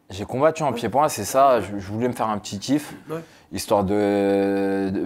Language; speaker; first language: French; native; French